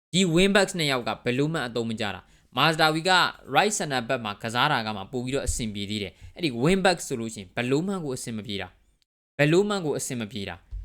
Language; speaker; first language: Burmese; native; Burmese